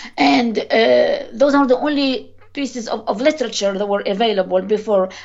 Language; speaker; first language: English; non-native, fluent; Arabic